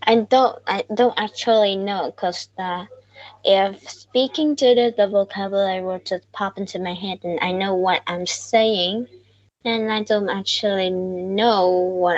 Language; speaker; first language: English; non-native, learner; Vietnamese